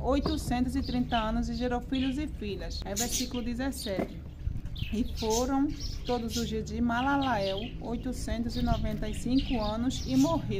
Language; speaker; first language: Portuguese; native; Portuguese